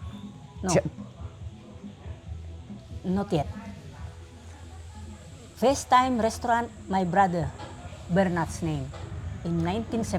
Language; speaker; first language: English; non-native, learner; Batak Toba